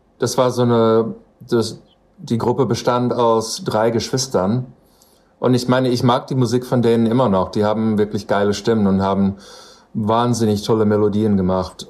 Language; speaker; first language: German; non-native, fluent; English